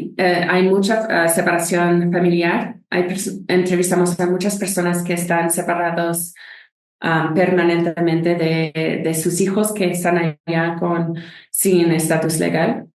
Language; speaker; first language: Spanish; non-native, fluent; English